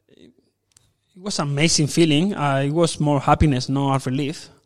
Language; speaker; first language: English; non-native, fluent; Spanish